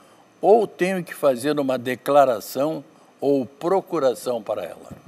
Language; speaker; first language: Portuguese; native; Portuguese